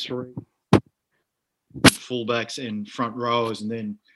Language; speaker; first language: English; native; English